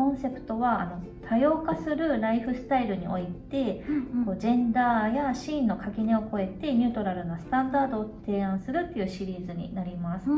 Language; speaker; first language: Japanese; native; Japanese